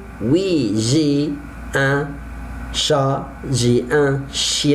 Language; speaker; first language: French; non-native, fluent; Arabic